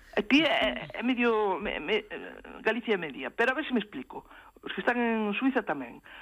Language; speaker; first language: Galician; non-native, local second language; Spanish